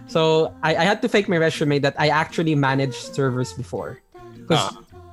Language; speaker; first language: English; non-native, local second language; Hiligaynon